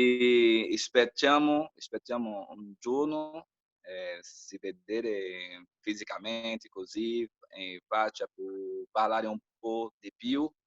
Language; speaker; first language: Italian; non-native, learner; Portuguese